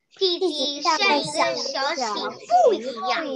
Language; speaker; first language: Chinese; early bilingual, heritage; Chinese